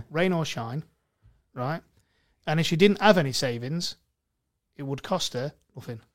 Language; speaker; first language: English; native; English